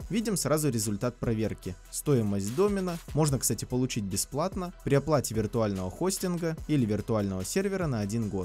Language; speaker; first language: Russian; native; Russian